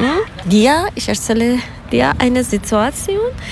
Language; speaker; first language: German; non-native, learner; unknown